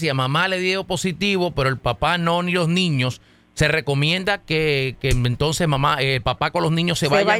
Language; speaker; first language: Spanish; native; Spanish